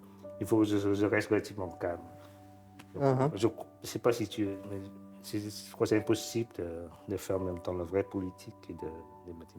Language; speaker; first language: French; non-native, fluent; Vietnamese